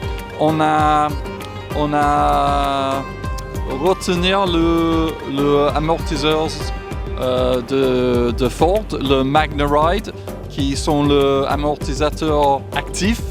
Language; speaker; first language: French; non-native, fluent; English